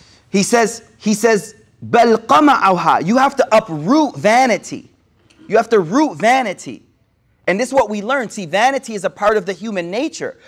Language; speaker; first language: English; native; English